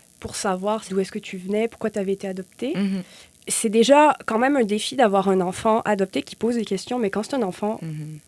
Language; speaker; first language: French; native; French